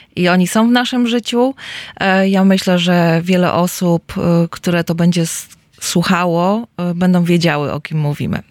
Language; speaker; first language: Polish; native; Polish